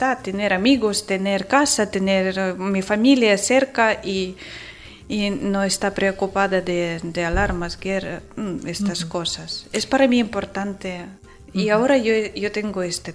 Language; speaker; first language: Spanish; non-native, learner; Ukrainian